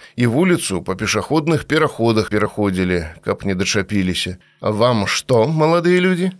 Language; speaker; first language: Belarusian; native; Belarusian